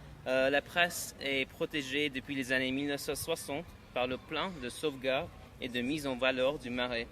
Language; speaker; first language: French; non-native, learner; English